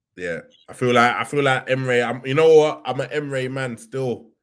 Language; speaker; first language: English; native; English